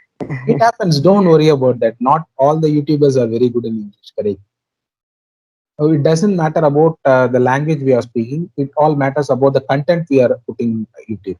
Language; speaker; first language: English; non-native, local second language; Tamil